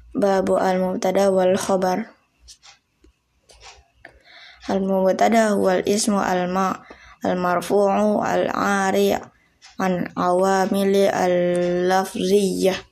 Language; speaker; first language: Arabic; non-native, learner; Indonesian